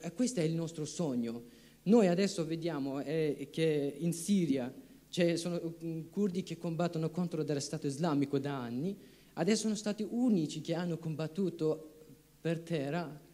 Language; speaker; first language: Italian; non-native, fluent; Persian